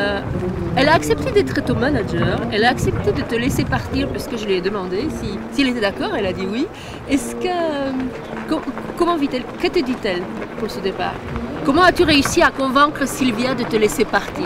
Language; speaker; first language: French; native; French